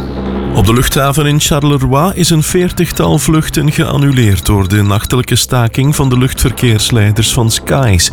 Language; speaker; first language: Dutch; native; Dutch